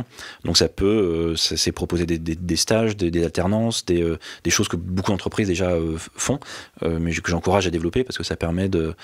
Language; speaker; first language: French; native; French